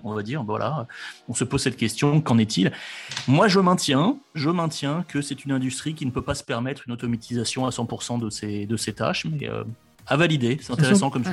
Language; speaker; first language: French; native; French